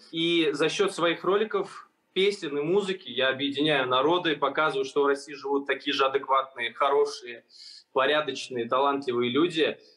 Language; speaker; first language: Russian; native; Russian